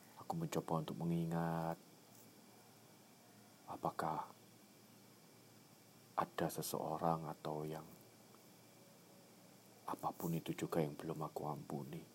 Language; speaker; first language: Indonesian; native; Indonesian